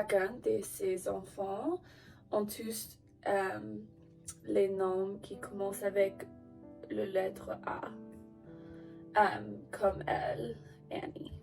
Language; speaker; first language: French; non-native, learner; English